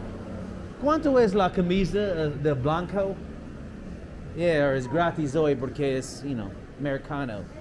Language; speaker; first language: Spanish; non-native, learner; English